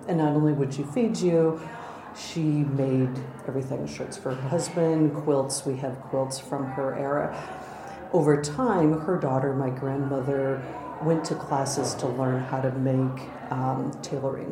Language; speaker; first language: English; native; English